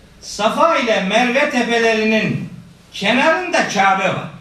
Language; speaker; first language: Turkish; native; Turkish